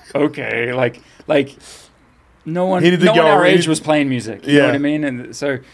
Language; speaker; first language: English; native; English